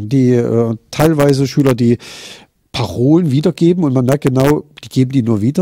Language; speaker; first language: German; native; German